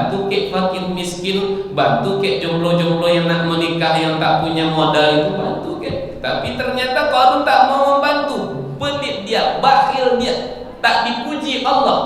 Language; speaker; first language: Malay; native; Malay